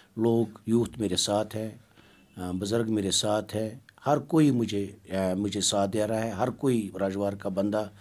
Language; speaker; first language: Hindi; non-native, local second language; Kashmiri